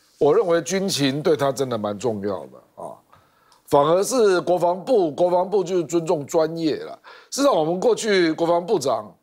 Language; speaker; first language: Chinese; native; Chinese